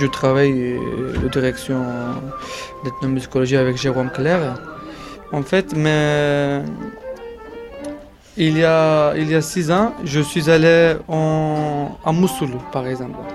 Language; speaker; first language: French; non-native, learner; Kurdish